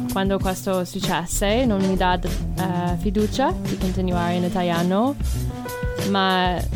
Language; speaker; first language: Italian; non-native, fluent; English